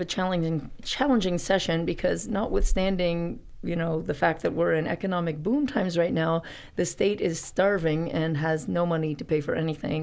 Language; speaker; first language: English; native; English